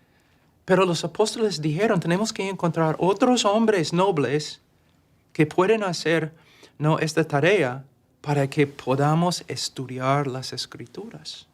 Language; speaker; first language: Spanish; non-native, fluent; English